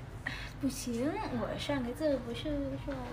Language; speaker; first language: Chinese; non-native, learner; Vietnamese